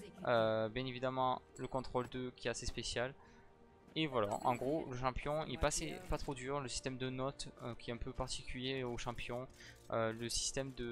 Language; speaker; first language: French; native; French